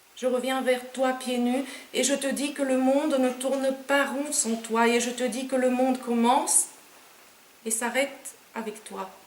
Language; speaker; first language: French; non-native, fluent; Romanian